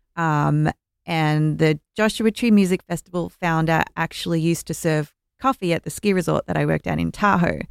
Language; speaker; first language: English; native; English